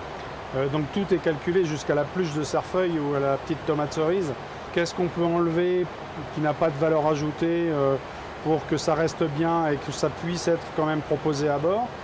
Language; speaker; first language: French; native; French